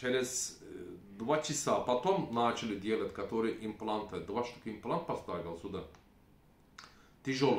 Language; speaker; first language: Russian; non-native, learner; Turkish